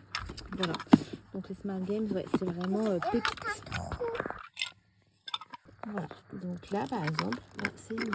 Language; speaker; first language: French; native; French